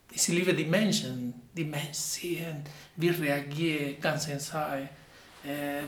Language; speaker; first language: German; non-native, learner; Spanish